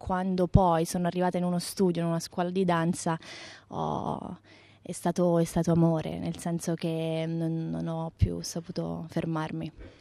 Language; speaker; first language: Italian; native; Italian